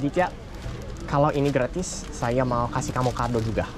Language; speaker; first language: Indonesian; non-native, learner; English